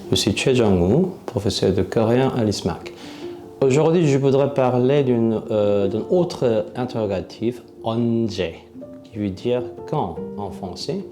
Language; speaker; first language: French; non-native, fluent; Korean